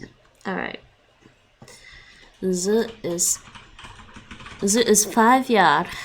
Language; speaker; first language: Dutch; non-native, learner; English